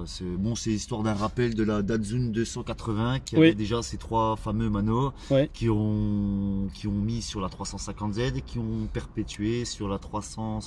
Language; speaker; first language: French; native; French